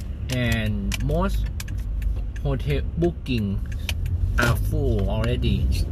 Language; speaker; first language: English; non-native, fluent; Thai